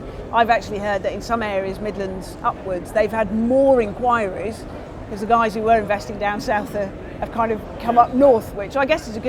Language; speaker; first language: English; native; English